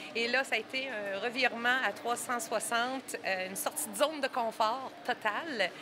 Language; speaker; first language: French; native; French